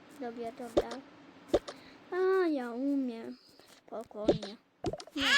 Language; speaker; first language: Polish; early bilingual, heritage; Polish